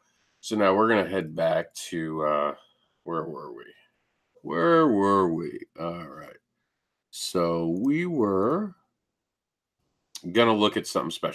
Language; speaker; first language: English; native; English